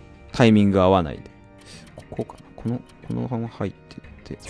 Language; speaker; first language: Japanese; native; Japanese